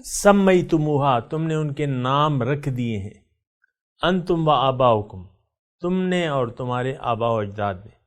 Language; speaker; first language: Urdu; non-native, local second language; Pashto